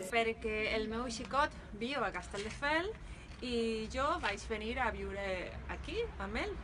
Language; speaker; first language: Catalan; non-native, learner; Spanish